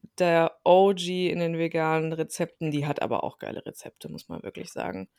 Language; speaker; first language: German; early bilingual, other home language; Turkish